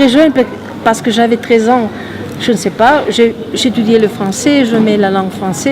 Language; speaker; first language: French; non-native, fluent; Spanish